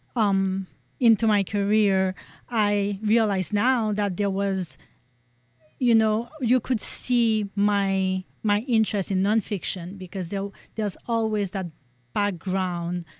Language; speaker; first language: English; non-native, fluent; French